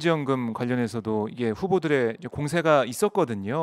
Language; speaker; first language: Korean; native; Korean